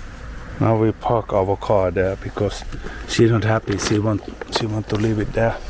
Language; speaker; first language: English; non-native, learner; Finnish